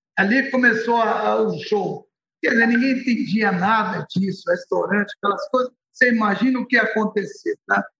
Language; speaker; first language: Portuguese; early bilingual, other home language; Arabic